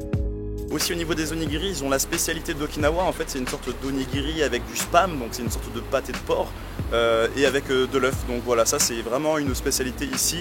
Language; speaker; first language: French; native; French